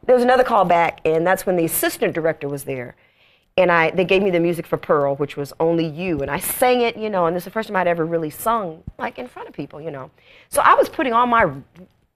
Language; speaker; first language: English; native; English